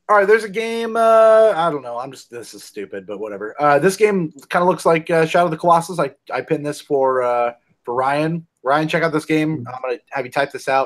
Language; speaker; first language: English; native; English